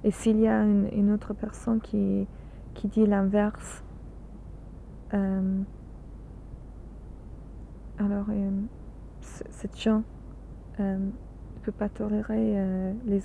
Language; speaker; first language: French; non-native, learner; English